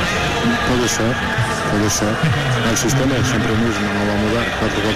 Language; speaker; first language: Portuguese; non-native, learner; Italian